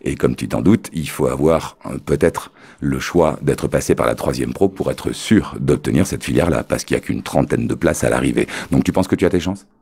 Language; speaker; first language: French; native; French